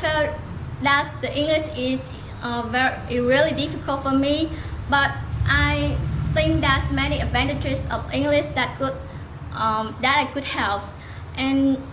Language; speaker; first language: English; non-native, learner; Vietnamese